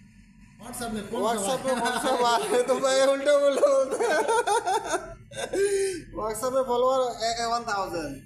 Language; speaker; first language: Hindi; non-native, learner; Bangla